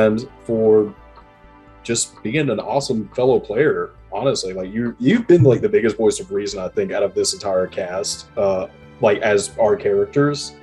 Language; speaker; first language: English; native; English